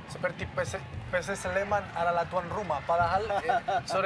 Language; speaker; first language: Indonesian; non-native, fluent; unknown